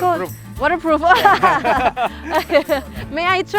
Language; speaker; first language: English; non-native, learner; Indonesian